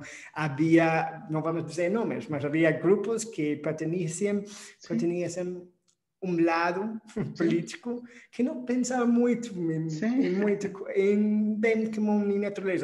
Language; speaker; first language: Portuguese; non-native, fluent; English